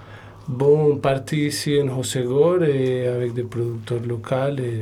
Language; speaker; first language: French; non-native, learner; Spanish